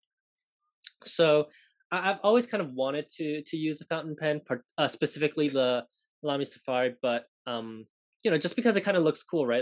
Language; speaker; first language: English; non-native, local second language; Cantonese